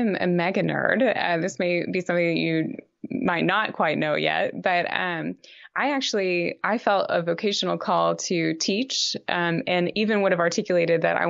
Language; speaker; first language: English; native; English